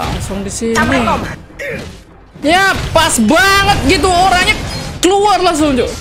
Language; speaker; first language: Indonesian; native; Indonesian